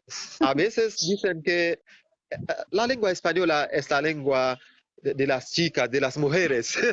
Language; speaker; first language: Spanish; non-native, fluent; Haitian Creole